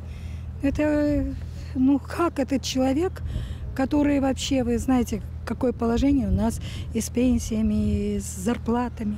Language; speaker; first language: Russian; native; Russian